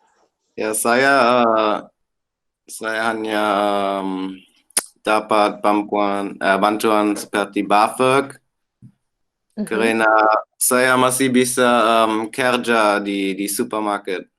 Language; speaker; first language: Indonesian; non-native, learner; German